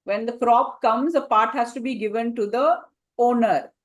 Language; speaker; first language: English; non-native, local second language; Hindi